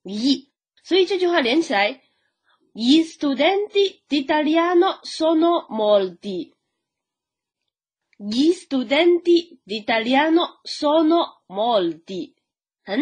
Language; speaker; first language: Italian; non-native, fluent; Chinese